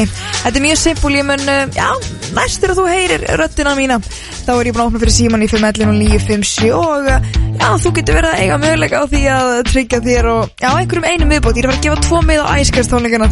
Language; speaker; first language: Icelandic; native; Icelandic